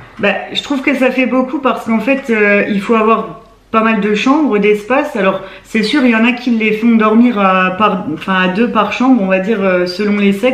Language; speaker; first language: French; native; French